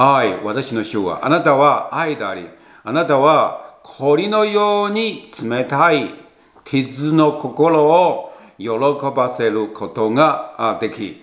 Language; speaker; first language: Japanese; non-native, learner; Chinese